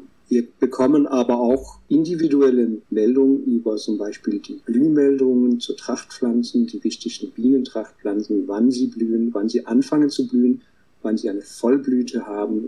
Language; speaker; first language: German; non-native, fluent; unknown